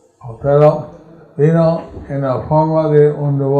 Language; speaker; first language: Spanish; non-native, learner; English